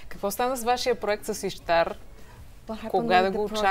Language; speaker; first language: Bulgarian; native; Bulgarian